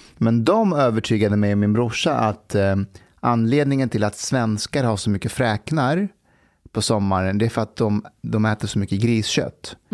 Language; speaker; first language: Swedish; early bilingual, other home language; Persian